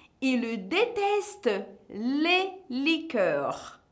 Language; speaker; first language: French; non-native, fluent; Portuguese